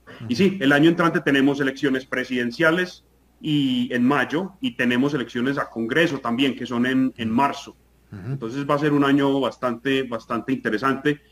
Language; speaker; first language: Spanish; native; Spanish